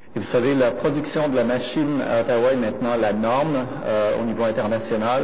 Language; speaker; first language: French; native; French